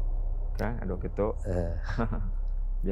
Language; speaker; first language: Malay; native; Malay